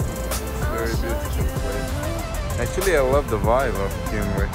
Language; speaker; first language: English; non-native, local second language; Bangla